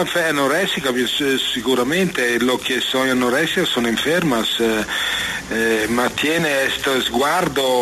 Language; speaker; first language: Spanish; non-native, learner; Italian